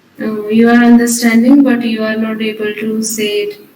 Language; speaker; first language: English; non-native, local second language; Hindi